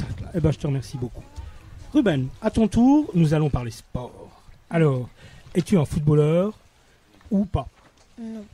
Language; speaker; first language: French; native; French